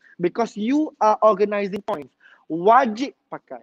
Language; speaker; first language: English; non-native, local second language; Malay